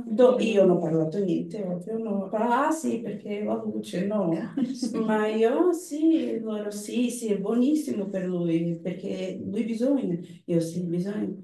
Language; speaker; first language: Italian; non-native, learner; Portuguese